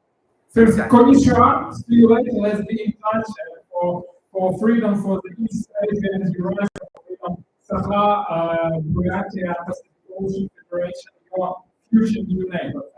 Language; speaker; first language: English; non-native, learner; Russian